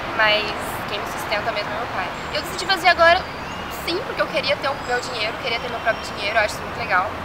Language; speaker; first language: Portuguese; native; Portuguese